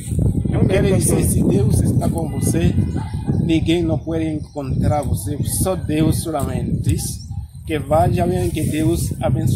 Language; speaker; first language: Portuguese; non-native, learner; Haitian Creole